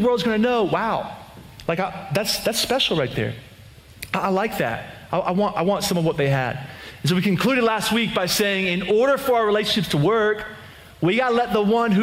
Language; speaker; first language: English; native; English